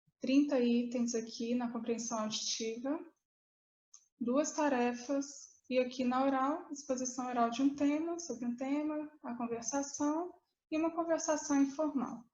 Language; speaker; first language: Portuguese; native; Portuguese